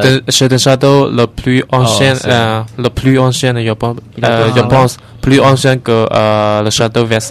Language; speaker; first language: French; non-native, learner; Chinese